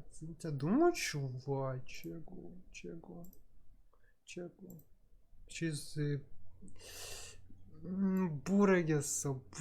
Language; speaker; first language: Korean; non-native, learner; Russian